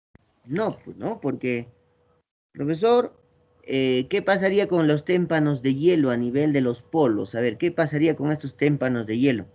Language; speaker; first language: Spanish; native; Spanish